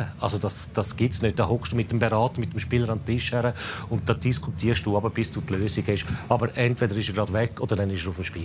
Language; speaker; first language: German; native; German